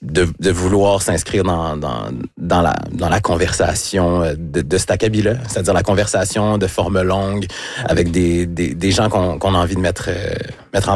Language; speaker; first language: French; native; French